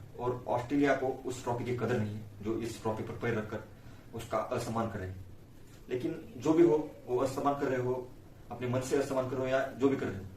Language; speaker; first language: Hindi; non-native, local second language; Marathi